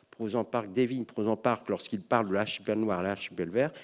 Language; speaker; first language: French; native; French